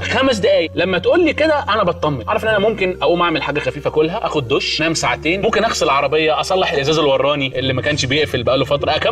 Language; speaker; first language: Arabic; native; Arabic